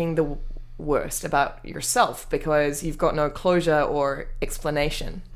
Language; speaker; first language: English; native; English